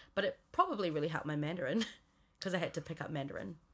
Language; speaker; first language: English; native; English